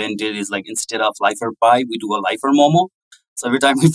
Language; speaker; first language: English; non-native, local second language; Nepali